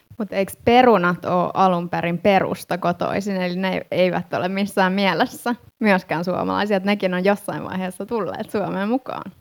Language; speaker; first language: Finnish; native; Finnish